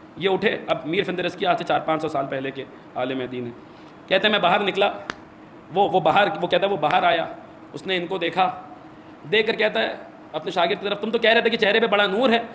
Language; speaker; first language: Hindi; native; Hindi